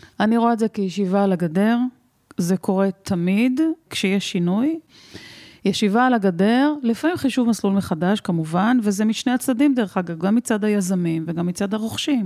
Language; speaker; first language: Hebrew; native; Hebrew